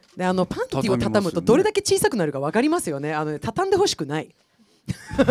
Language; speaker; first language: Japanese; non-native, fluent; Swedish